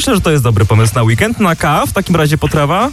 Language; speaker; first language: Polish; native; Polish